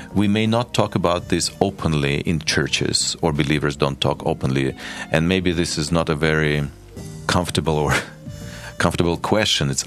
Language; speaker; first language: English; non-native, fluent; Ukrainian